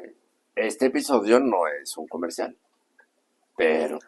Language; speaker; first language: Spanish; native; Spanish